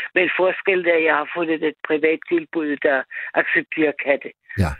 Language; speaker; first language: Danish; non-native, fluent; German